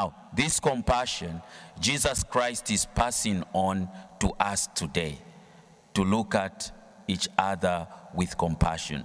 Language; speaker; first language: English; non-native, local second language; Bemba